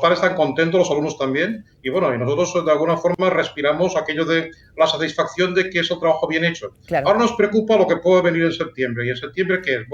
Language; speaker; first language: Spanish; native; Spanish